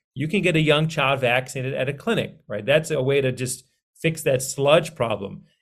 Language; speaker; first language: English; early bilingual, other home language; Hindi